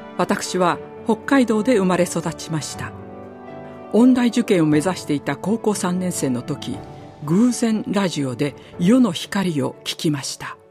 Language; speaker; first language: Japanese; native; Japanese